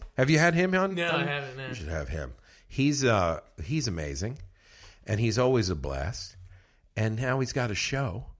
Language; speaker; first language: English; native; English